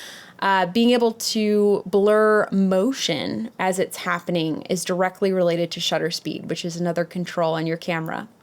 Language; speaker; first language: English; native; English